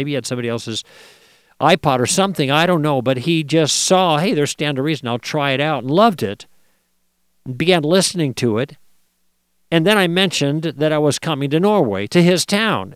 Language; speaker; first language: English; native; English